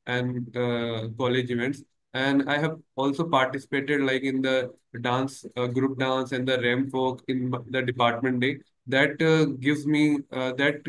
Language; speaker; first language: English; non-native, local second language; Hindi